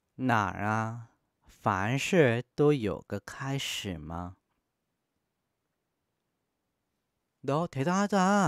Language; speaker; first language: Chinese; non-native, fluent; Korean